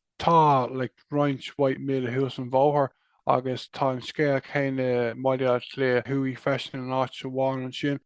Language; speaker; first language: Irish; non-native, local second language; English